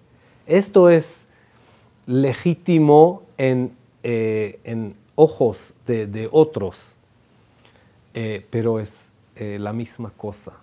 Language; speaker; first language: Spanish; non-native, fluent; Hebrew